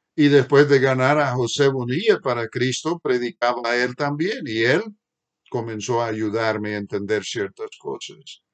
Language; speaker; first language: Spanish; non-native, fluent; English